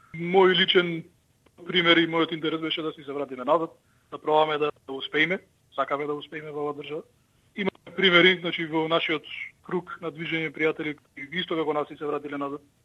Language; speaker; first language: Macedonian; early bilingual, heritage; Macedonian